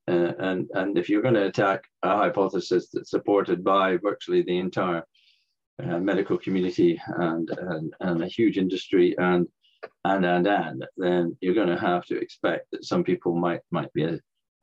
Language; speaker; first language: English; native; English